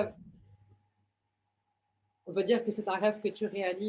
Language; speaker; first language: French; native; French